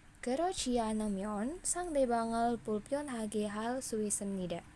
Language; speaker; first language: Korean; non-native, fluent; Indonesian